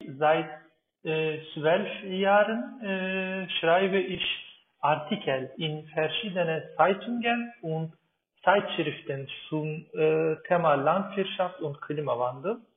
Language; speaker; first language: German; non-native, learner; Turkish